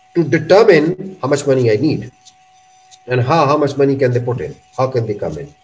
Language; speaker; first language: English; non-native, local second language; Urdu